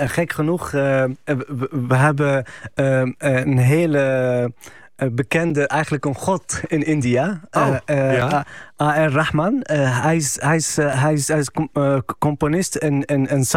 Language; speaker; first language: Dutch; non-native, fluent; Arabic